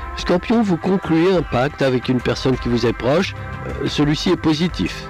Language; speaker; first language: French; native; French